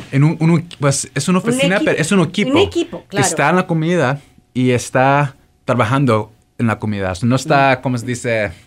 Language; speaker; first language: Spanish; early bilingual, heritage; Spanish